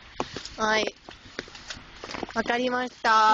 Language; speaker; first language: Japanese; non-native, learner; English